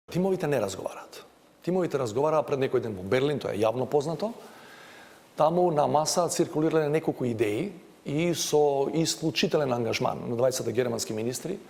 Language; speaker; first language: Macedonian; native; Macedonian